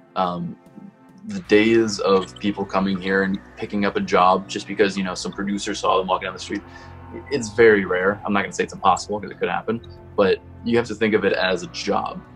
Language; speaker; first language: English; native; English